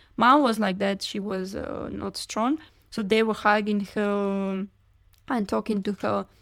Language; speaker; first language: English; non-native, fluent; Ukrainian